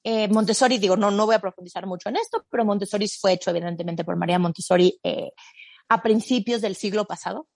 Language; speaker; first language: Spanish; native; Spanish